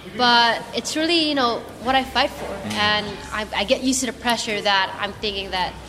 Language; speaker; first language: English; non-native, local second language; Filipino